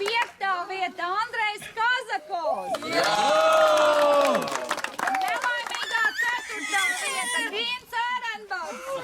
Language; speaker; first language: Latvian; native; Latvian